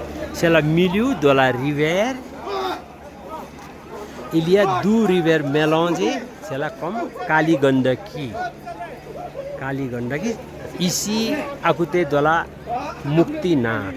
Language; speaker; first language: French; non-native, learner; Nepali